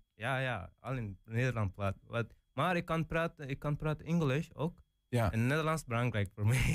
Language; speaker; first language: Dutch; non-native, learner; Persian